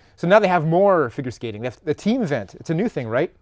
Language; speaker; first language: English; native; English